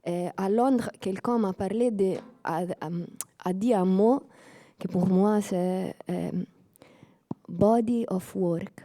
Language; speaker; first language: French; non-native, fluent; Italian